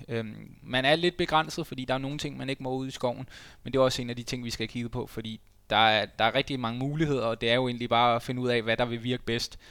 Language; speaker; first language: Danish; native; Danish